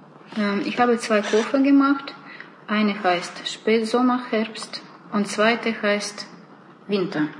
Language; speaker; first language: German; non-native, learner; Russian